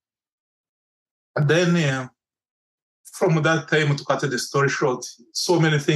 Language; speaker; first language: English; non-native, local second language; Kinyarwanda